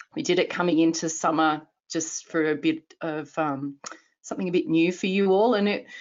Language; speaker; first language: English; native; English